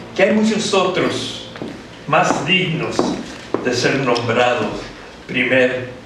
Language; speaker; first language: Spanish; early bilingual, heritage; Spanish